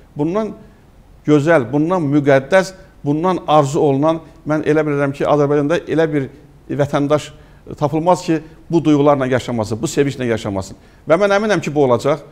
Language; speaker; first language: Azerbaijani; native; Azerbaijani